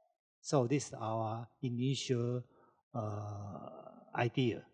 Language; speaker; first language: English; non-native, learner; Chinese